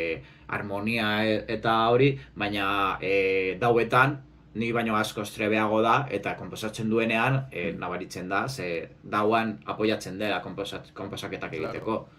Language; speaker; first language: Basque; non-native, local second language; Spanish